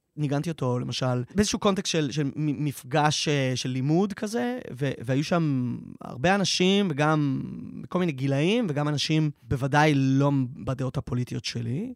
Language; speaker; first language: Hebrew; native; Hebrew